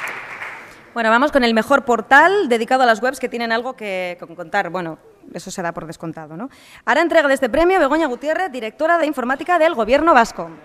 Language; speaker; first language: Spanish; native; Spanish